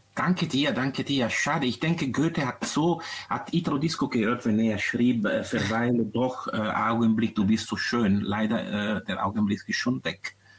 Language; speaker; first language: German; non-native, fluent; Italian